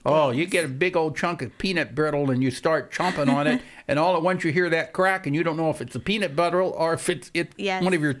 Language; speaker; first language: English; native; English